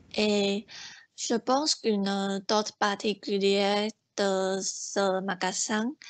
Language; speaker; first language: French; non-native, learner; Chinese